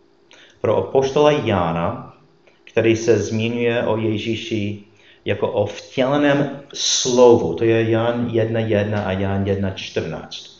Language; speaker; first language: Czech; non-native, fluent; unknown